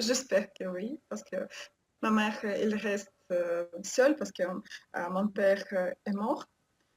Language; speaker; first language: French; non-native, learner; Russian